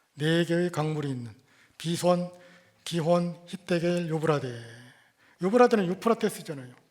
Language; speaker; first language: Korean; native; Korean